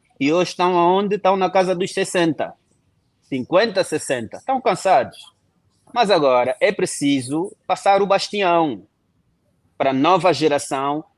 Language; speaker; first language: Portuguese; non-native, local second language; Kongo